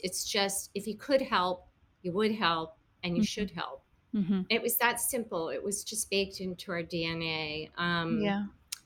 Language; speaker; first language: English; native; English